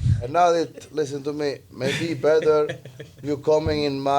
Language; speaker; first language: English; non-native, learner; Italian